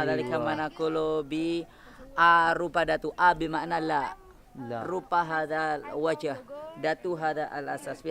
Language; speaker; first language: Arabic; non-native, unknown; Indonesian